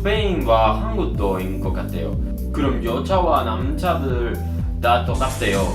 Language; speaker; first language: Korean; non-native, learner; Spanish